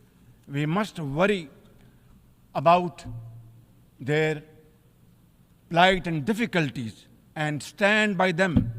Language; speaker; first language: English; non-native, local second language; Urdu